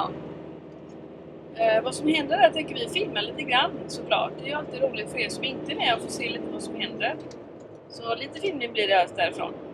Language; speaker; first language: Swedish; native; Swedish